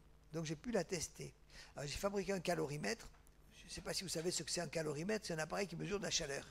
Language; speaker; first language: French; native; French